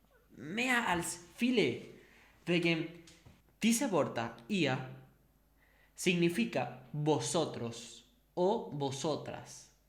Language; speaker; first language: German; non-native, learner; Spanish